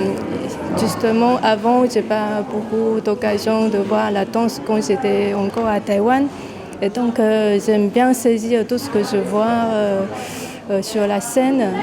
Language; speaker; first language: French; non-native, fluent; Chinese